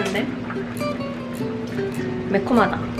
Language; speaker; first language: Korean; non-native, fluent; Swedish